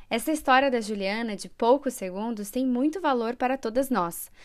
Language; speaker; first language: Portuguese; native; Portuguese